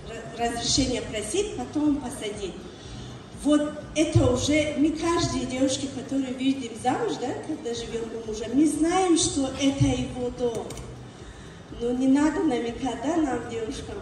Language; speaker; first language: Russian; non-native, learner; Tajik